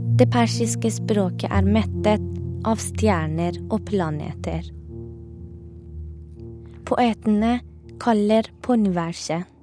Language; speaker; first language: Norwegian; non-native, fluent; Persian